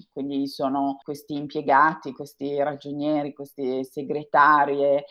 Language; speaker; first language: Italian; native; Italian